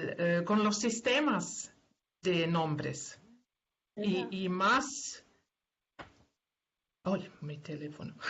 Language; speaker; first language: Spanish; non-native, fluent; German